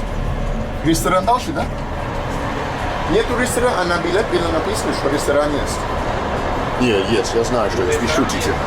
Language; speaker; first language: Russian; non-native, learner; English